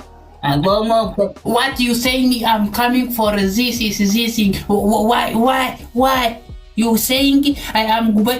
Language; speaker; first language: English; non-native, learner; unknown